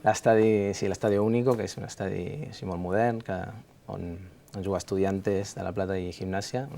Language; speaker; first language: Catalan; early bilingual, other home language; Spanish